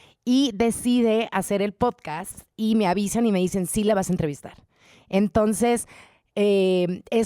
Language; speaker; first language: Spanish; native; Spanish